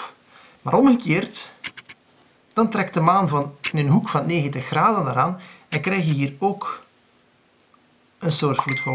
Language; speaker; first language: Dutch; native; Dutch